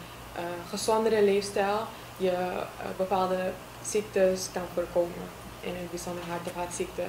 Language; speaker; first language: Dutch; native; Dutch